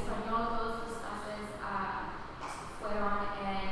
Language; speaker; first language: Spanish; early bilingual, heritage; Spanish